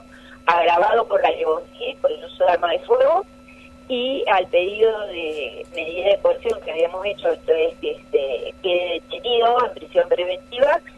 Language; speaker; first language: Spanish; native; Spanish